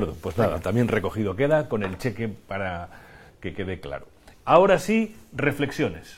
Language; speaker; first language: Spanish; native; Spanish